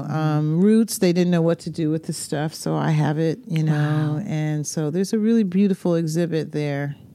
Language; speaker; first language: English; native; English